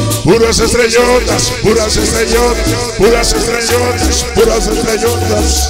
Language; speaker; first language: Spanish; native; Spanish